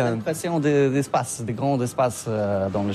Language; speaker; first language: French; non-native, learner; Polish